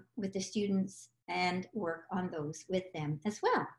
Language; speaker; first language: English; native; English